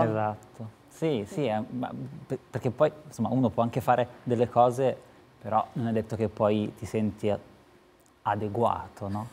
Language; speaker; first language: Italian; native; Italian